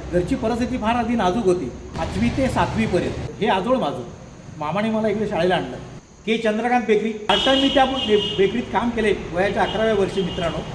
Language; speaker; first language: Marathi; native; Marathi